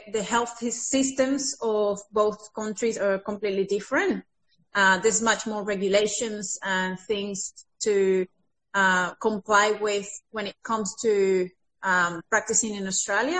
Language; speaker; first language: English; non-native, fluent; Spanish